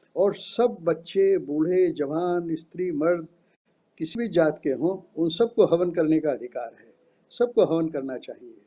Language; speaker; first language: Hindi; native; Hindi